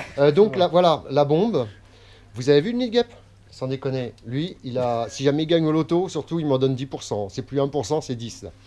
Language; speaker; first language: French; native; French